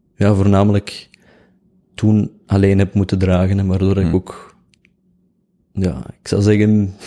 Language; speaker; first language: Dutch; native; Dutch